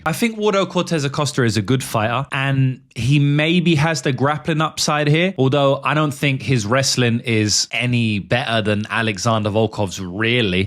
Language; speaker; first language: English; native; English